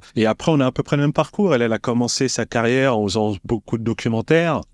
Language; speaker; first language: French; native; French